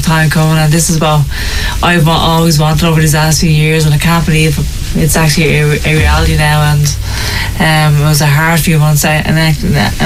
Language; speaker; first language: English; native; English